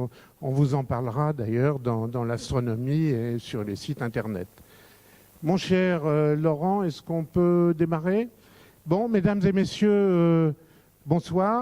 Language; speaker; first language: French; native; French